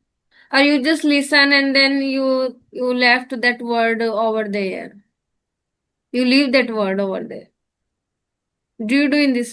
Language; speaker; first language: English; non-native, learner; Hindi